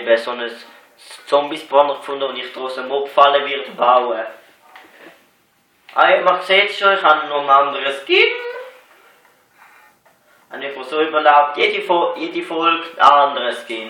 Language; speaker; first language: German; native; German